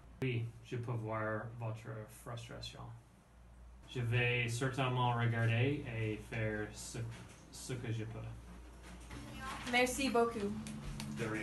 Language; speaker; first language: French; non-native, learner; English